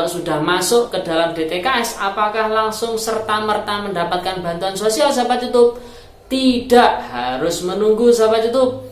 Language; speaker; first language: Indonesian; native; Indonesian